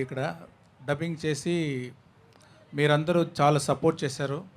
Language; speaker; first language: Telugu; non-native, learner; Tamil